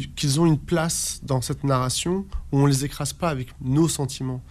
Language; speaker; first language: French; early bilingual, other home language; Arabic